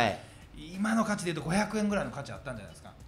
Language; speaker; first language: Japanese; native; Japanese